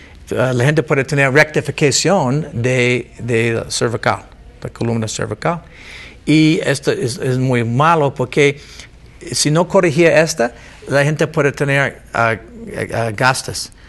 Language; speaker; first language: Spanish; non-native, learner; English